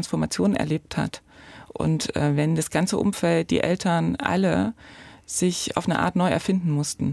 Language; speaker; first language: German; native; German